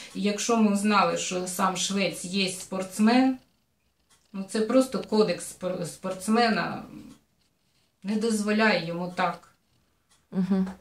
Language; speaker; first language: Ukrainian; native; Ukrainian